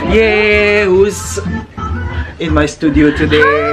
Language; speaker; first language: English; non-native, fluent; Indonesian